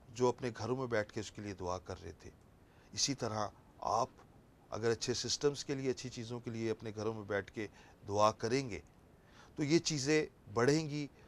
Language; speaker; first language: Urdu; non-native, local second language; Punjabi